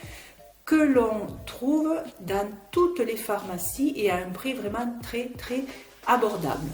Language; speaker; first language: French; native; French